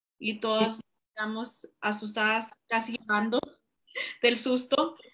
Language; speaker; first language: Spanish; early bilingual, heritage; Spanish